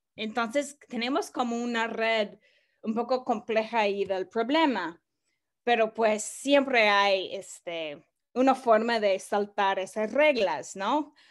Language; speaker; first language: Spanish; non-native, fluent; English